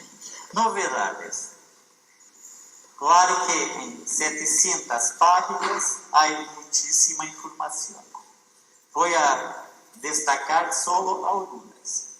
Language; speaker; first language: Portuguese; non-native, fluent; Spanish